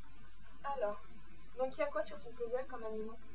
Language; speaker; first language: French; native; French